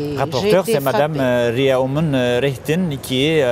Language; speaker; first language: French; non-native, fluent; Kurdish